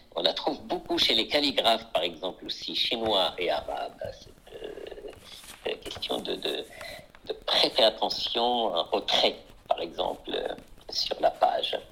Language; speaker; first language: French; non-native, local second language; Arabic